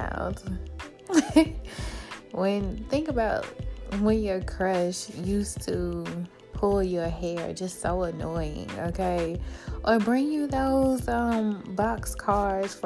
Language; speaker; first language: English; native; English